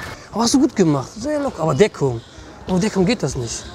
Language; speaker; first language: German; non-native, fluent; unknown